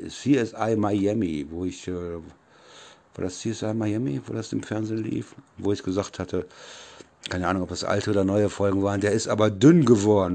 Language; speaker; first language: German; native; German